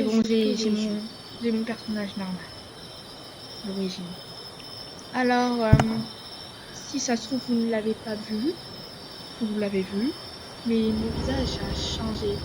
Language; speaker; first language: French; native; French